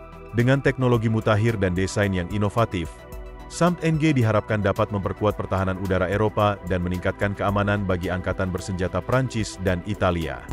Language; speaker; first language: Indonesian; native; Indonesian